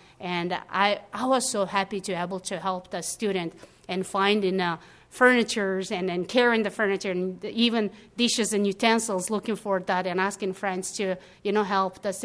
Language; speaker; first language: English; non-native, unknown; Mongolian